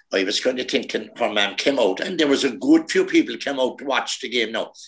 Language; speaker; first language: English; native; English